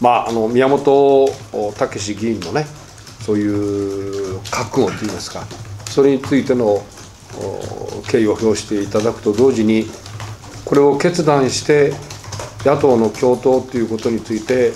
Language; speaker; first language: Japanese; native; Japanese